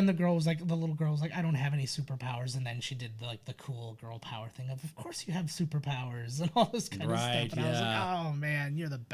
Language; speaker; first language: English; native; English